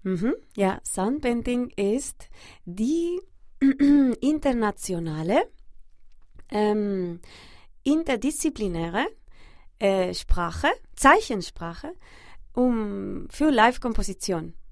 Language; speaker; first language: German; non-native, fluent; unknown